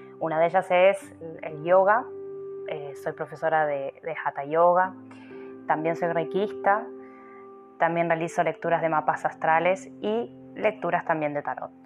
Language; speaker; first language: Spanish; native; Spanish